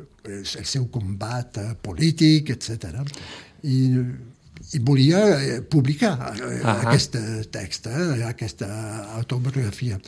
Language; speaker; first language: Catalan; early bilingual, heritage; Catalan